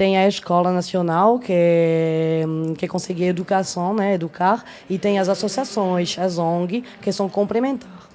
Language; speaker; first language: Portuguese; non-native, fluent; French